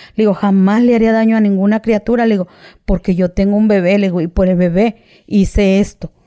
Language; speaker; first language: Spanish; native; Spanish